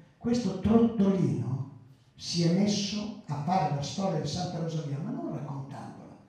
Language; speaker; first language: Italian; early bilingual, other home language; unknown